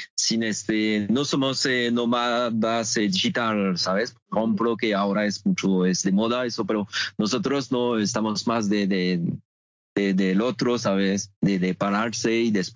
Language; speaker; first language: Spanish; non-native, fluent; French